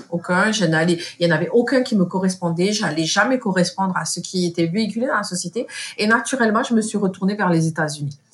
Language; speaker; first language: French; native; French